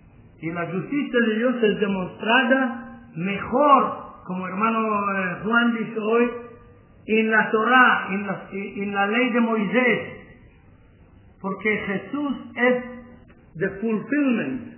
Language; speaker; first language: Spanish; non-native, learner; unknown